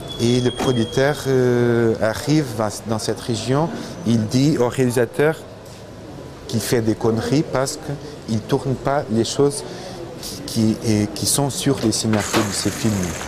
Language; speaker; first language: French; non-native, fluent; Portuguese